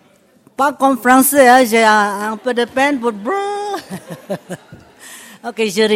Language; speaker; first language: French; non-native, fluent; Indonesian